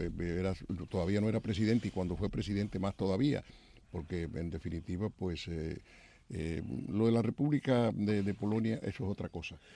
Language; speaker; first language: Spanish; native; Spanish